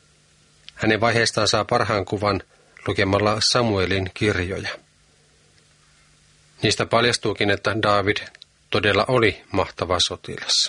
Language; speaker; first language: Finnish; native; Finnish